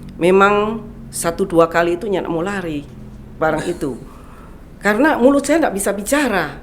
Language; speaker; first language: Indonesian; non-native, local second language; Javanese